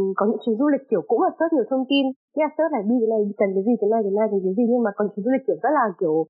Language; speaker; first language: Vietnamese; native; Vietnamese